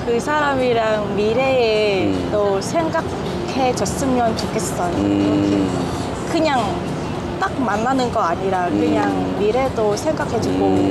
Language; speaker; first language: Korean; non-native, learner; Vietnamese